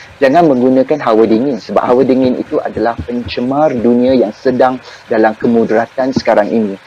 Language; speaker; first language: Malay; native; Malay